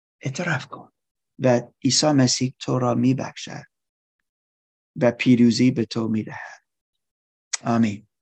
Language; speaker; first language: Persian; non-native, learner; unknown